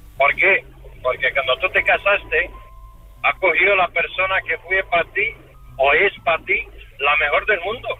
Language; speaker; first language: Spanish; non-native, fluent; Romanian